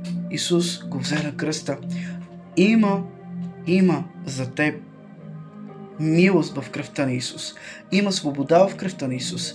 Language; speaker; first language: Bulgarian; native; Bulgarian